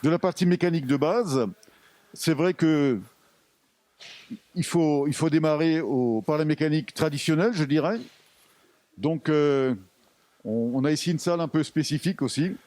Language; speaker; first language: French; native; French